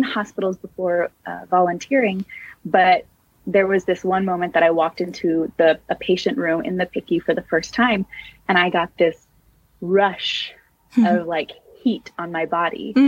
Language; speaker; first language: English; native; English